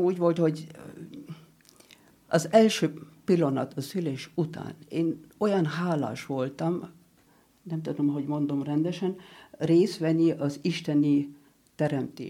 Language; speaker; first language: Hungarian; non-native, learner; German